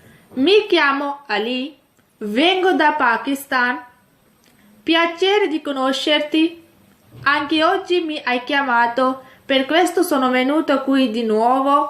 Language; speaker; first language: Italian; non-native, fluent; Urdu